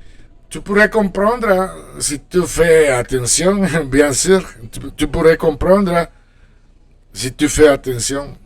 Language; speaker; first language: French; non-native, fluent; Spanish